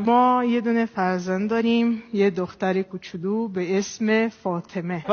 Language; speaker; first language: Persian; non-native, fluent; Portuguese